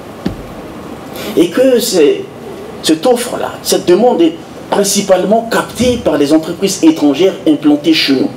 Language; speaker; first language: French; non-native, local second language; Sango